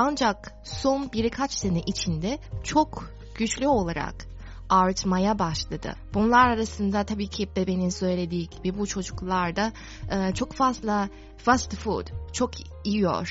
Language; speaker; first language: Turkish; non-native, fluent; Chinese